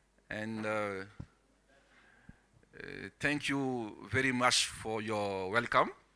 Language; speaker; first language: English; non-native, learner; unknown